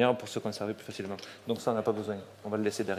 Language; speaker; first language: French; native; French